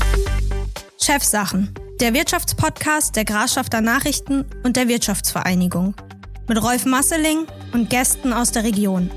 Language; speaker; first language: German; native; German